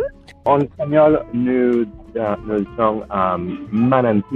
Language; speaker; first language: French; non-native, learner; English